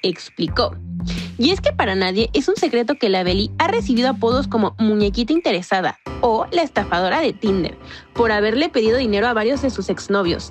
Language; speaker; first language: Spanish; native; Spanish